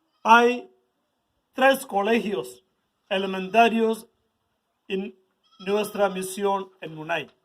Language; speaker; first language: Spanish; non-native, learner; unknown